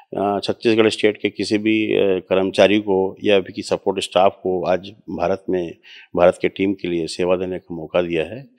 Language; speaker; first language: Hindi; native; Hindi